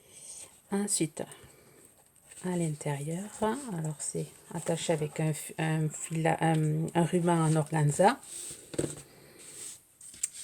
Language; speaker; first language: French; native; French